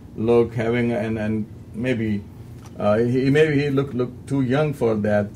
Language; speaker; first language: English; non-native, local second language; Urdu